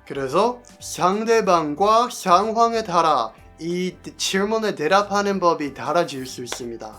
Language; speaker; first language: Korean; non-native, fluent; English